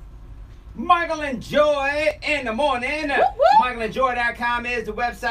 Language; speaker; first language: English; native; English